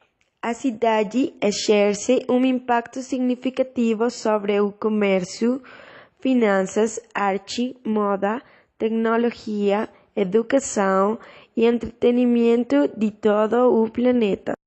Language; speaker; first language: Portuguese; non-native, learner; Spanish